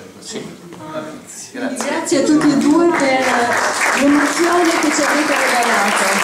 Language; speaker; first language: Italian; non-native, fluent; Albanian